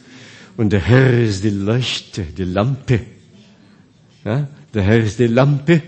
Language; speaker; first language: German; non-native, fluent; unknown